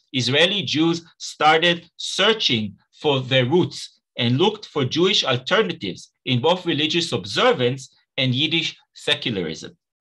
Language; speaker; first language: English; non-native, fluent; Hebrew